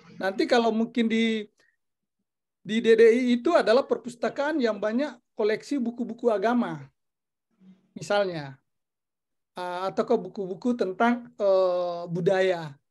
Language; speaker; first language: Indonesian; non-native, local second language; Buginese